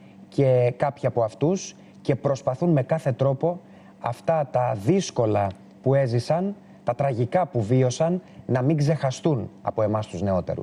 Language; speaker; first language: Greek; native; Greek